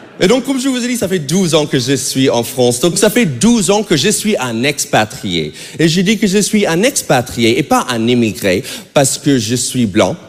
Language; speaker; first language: French; non-native, fluent; English